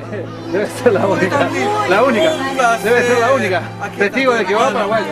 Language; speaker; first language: Spanish; native; Spanish